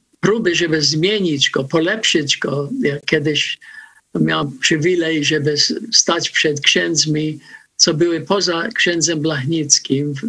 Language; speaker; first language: Polish; non-native, fluent; English